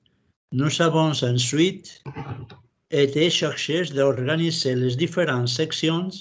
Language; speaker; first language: French; non-native, learner; Catalan